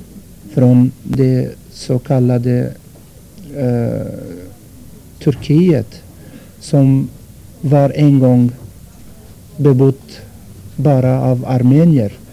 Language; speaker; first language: Swedish; non-native, fluent; Armenian